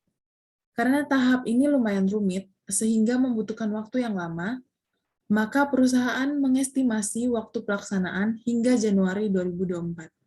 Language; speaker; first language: Indonesian; native; Indonesian